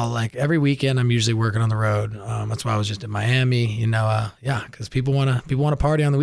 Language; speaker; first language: English; native; English